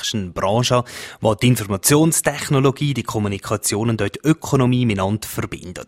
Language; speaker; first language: German; native; German